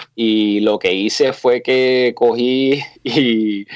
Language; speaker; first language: Spanish; native; Spanish